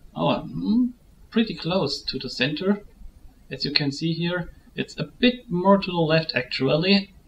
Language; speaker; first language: English; non-native, fluent; German